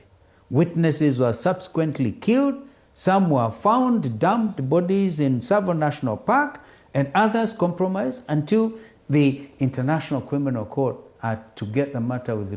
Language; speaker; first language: English; non-native, local second language; Kamba